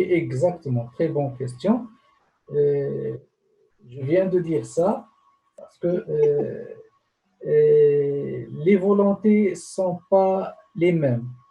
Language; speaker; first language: French; non-native, local second language; Arabic